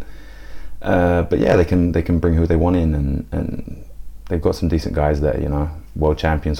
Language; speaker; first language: English; native; English